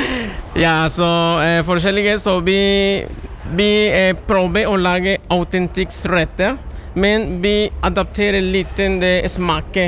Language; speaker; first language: Norwegian; non-native, learner; Spanish